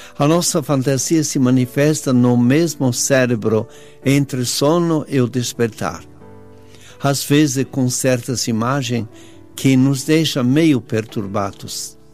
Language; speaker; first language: Portuguese; non-native, fluent; Italian